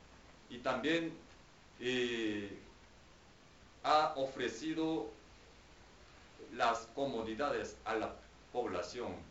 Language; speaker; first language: Spanish; non-native, fluent; Korean